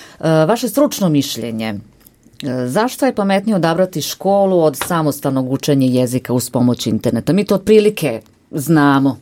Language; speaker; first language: Croatian; native; Croatian